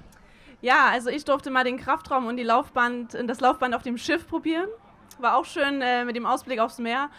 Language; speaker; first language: German; native; German